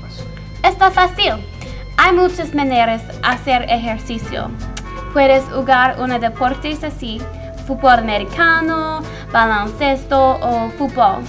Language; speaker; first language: Spanish; non-native, learner; English